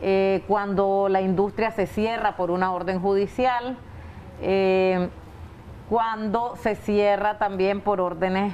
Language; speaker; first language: Spanish; native; Spanish